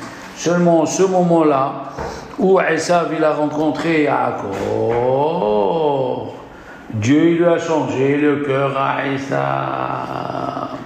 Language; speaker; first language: French; native; French